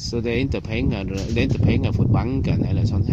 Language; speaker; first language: Swedish; non-native, learner; Vietnamese